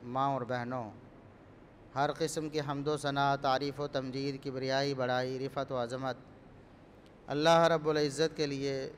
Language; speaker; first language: Urdu; non-native, local second language; Punjabi